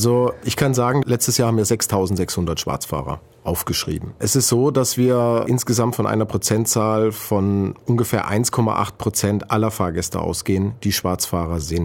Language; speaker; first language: German; native; German